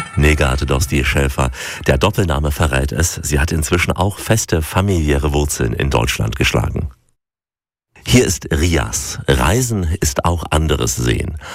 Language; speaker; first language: German; native; German